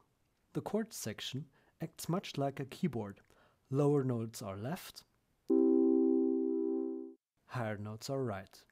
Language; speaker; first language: English; non-native, fluent; German